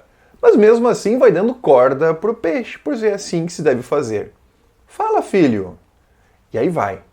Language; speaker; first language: Portuguese; native; Portuguese